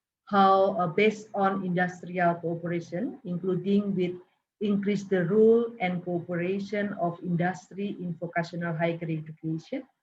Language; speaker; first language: English; non-native, learner; Indonesian